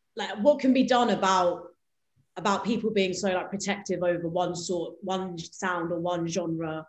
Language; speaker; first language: English; native; English